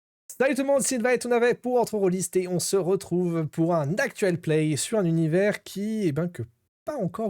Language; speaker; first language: French; native; French